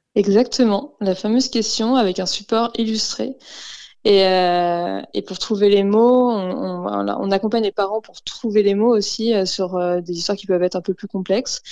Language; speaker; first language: French; native; French